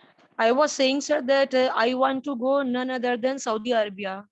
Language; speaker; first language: English; non-native, local second language; Urdu